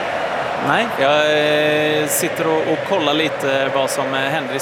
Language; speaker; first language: Swedish; native; Swedish